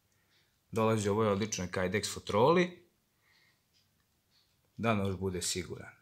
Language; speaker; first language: Serbian; native; Serbian